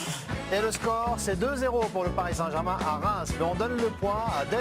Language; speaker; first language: French; native; French